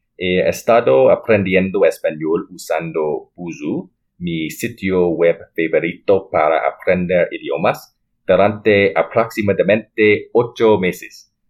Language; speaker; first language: Spanish; non-native, learner; English